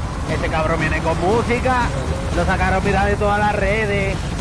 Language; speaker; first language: Spanish; native; Spanish